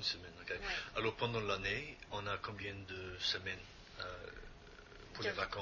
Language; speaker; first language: French; non-native, fluent; English